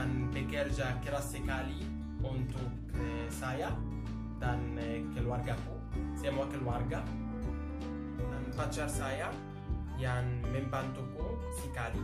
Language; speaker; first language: Indonesian; non-native, learner; Arabic